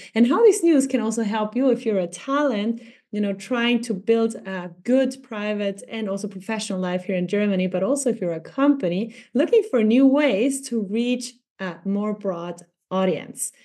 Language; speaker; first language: English; non-native, fluent; Spanish